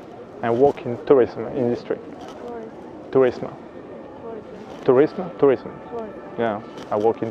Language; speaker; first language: English; non-native, fluent; French